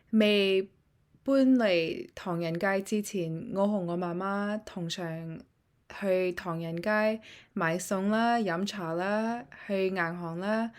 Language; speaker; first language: Cantonese; early bilingual, heritage; Cantonese